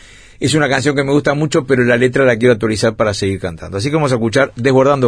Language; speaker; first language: Spanish; native; Spanish